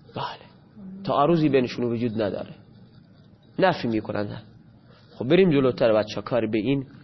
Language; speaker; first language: Persian; non-native, local second language; Baluchi